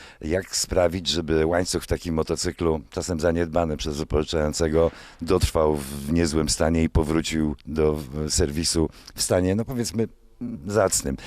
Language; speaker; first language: Polish; native; Polish